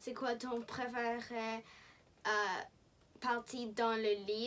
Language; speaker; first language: French; non-native, local second language; English